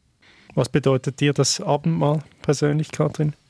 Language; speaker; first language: German; native; German